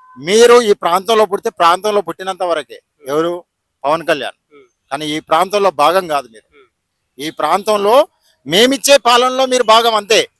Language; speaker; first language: Telugu; native; Telugu